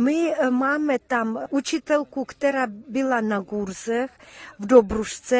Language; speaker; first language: Czech; early bilingual, heritage; Czech